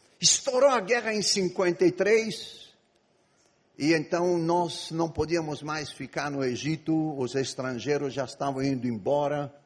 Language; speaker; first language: Portuguese; non-native, fluent; Greek